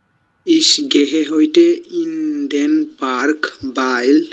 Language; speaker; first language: German; non-native, learner; Bangla